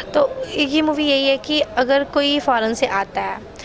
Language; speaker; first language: Hindi; native; Hindi